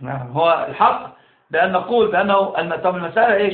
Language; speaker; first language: Arabic; native; Arabic